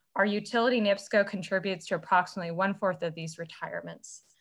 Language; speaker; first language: English; native; English